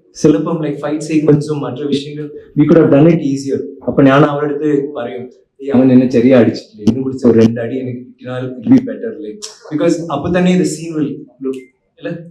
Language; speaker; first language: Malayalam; non-native, learner; Tamil